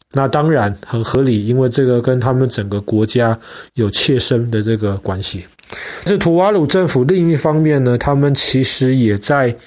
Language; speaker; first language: Chinese; native; Chinese